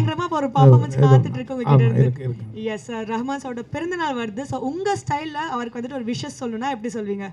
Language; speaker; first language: Tamil; native; Tamil